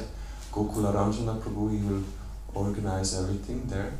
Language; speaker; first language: English; non-native, fluent; German